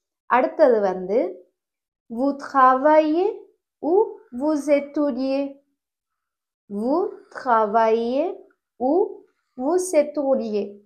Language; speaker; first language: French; non-native, fluent; Tamil